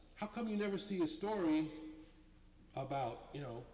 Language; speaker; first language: English; native; English